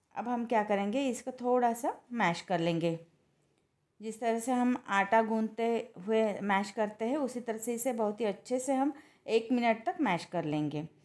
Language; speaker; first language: Hindi; non-native, local second language; Marathi